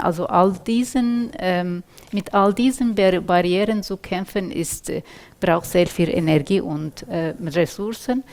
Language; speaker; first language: German; non-native, fluent; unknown